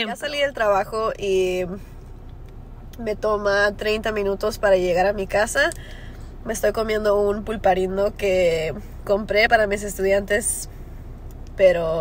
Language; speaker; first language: Spanish; early bilingual, heritage; Spanish